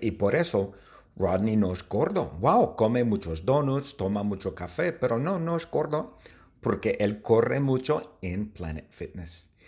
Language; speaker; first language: Spanish; non-native, fluent; English